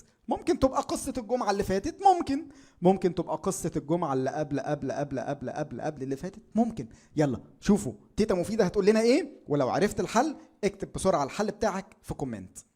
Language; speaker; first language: Arabic; native; Arabic